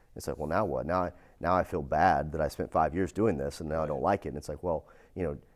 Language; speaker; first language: English; native; English